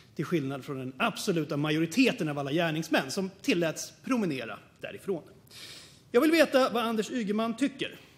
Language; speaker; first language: Swedish; native; Swedish